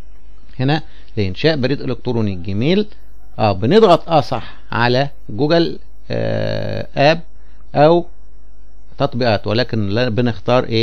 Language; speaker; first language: Arabic; native; Arabic